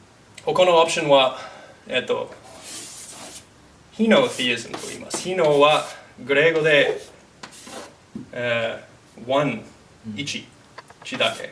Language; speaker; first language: Japanese; non-native, fluent; English